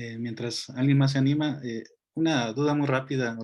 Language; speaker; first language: Spanish; native; Spanish